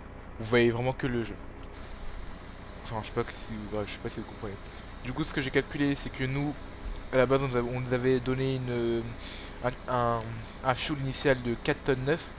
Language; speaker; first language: French; native; French